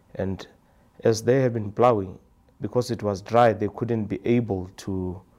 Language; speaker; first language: English; non-native, local second language; Tswana